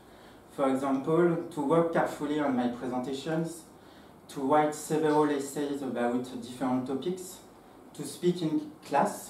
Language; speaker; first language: English; non-native, fluent; French